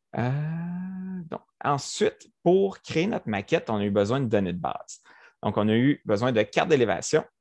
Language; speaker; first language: French; native; French